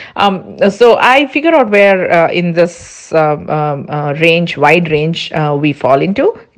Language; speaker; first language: English; non-native, local second language; Tulu